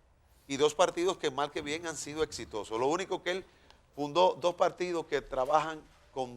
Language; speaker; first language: Spanish; native; Spanish